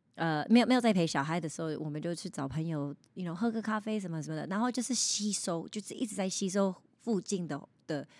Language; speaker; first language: Chinese; early bilingual, heritage; Chinese